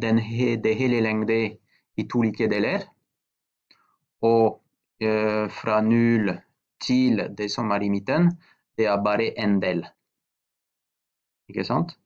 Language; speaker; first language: Norwegian; non-native, fluent; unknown